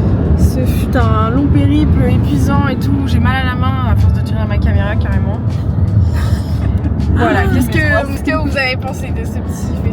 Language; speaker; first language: French; native; French